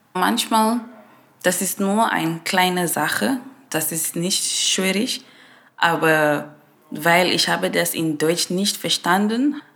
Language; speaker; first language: German; non-native, fluent; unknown